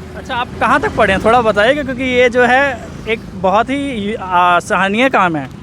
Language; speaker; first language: Hindi; native; Hindi